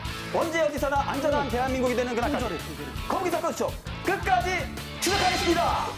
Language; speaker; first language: Korean; native; Korean